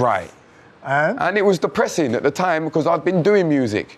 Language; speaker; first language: English; native; English